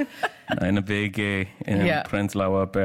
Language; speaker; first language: German; non-native, learner; English